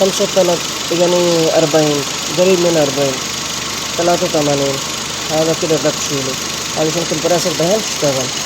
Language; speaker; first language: Arabic; non-native, learner; Punjabi